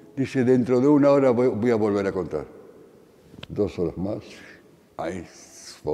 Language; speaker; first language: Spanish; early bilingual, other home language; Polish